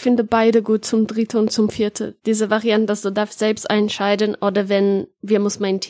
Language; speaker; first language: German; non-native, fluent; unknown